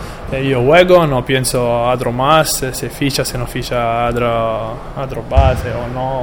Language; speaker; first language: Spanish; non-native, learner; Italian